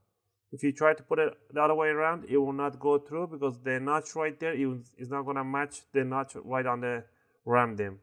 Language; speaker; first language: English; non-native, fluent; Spanish